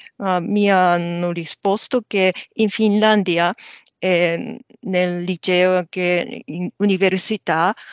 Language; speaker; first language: Italian; non-native, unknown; Japanese